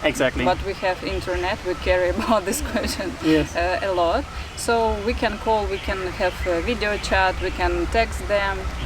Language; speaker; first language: English; non-native, fluent; Russian